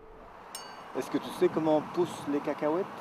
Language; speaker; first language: French; native; French